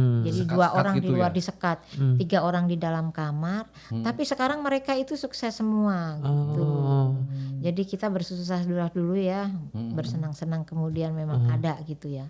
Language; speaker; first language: Indonesian; native; Indonesian